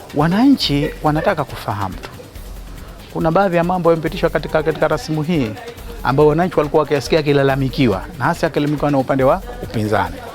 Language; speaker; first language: Swahili; native; Swahili